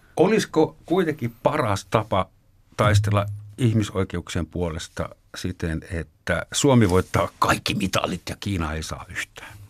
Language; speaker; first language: Finnish; native; Finnish